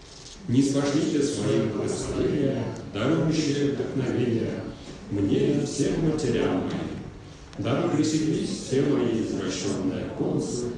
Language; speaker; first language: Russian; native; Russian